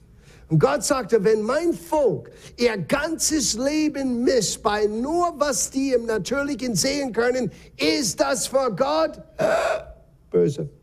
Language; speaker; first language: German; non-native, fluent; English